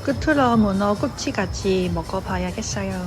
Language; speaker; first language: Korean; non-native, fluent; Cantonese